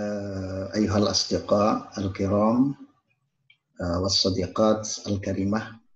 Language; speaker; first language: Arabic; non-native, fluent; Indonesian